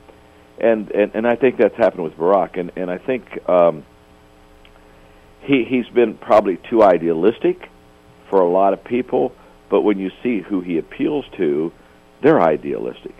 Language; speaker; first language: English; native; English